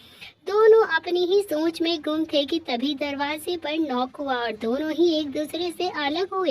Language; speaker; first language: Hindi; native; Hindi